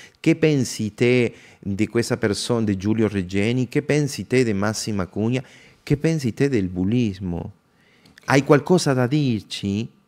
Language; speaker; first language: Italian; non-native, fluent; Spanish